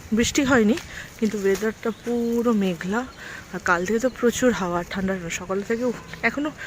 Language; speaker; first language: Bangla; non-native, local second language; Nepali